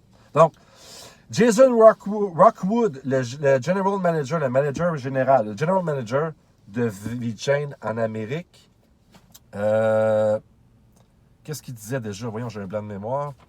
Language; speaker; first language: French; native; French